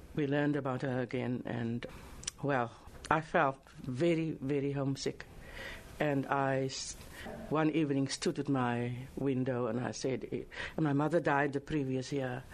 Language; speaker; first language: English; non-native, local second language; Afrikaans